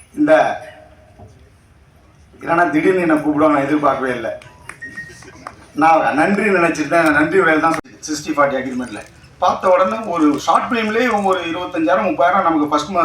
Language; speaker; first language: Tamil; native; Tamil